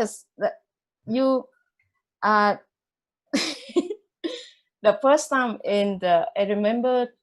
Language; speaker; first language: English; non-native, learner; Vietnamese